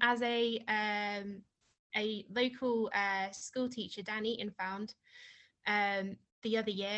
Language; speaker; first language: English; native; English